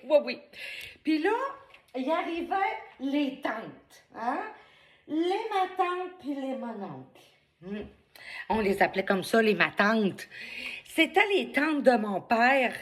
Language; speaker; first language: French; native; French